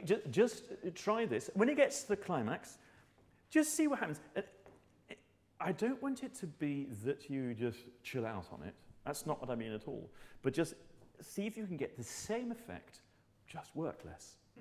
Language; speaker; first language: English; native; English